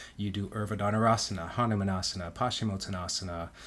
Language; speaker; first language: English; early bilingual, heritage; Spanish